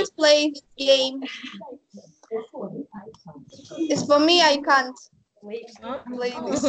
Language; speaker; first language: English; non-native, learner; Russian